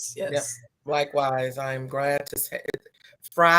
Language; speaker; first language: English; native; English